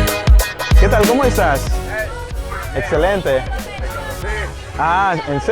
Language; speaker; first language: Spanish; non-native, fluent; English